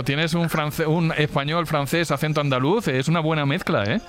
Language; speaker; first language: Spanish; native; Spanish